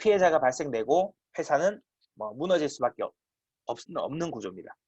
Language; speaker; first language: Korean; native; Korean